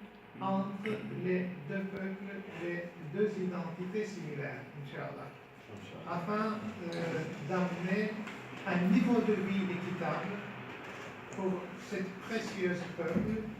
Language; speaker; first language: French; non-native, fluent; Turkish